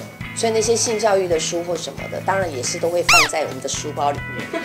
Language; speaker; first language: Chinese; native; Chinese